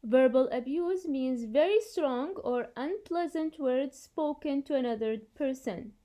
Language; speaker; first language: English; non-native, fluent; Arabic